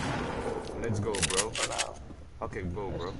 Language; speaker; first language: English; non-native, learner; French